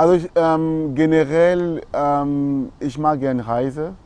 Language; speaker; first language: German; non-native, fluent; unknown